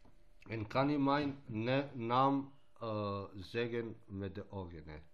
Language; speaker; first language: Dutch; non-native, local second language; Albanian